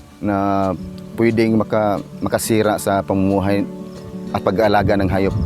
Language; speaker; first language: Filipino; non-native, local second language; Waray